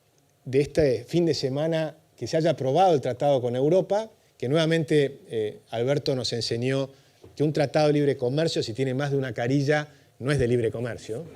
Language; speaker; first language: Spanish; native; Spanish